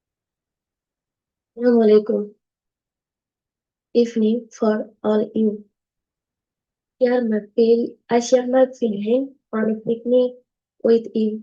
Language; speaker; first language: English; non-native, learner; Bangla